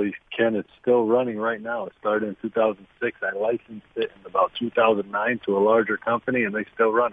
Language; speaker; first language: English; native; English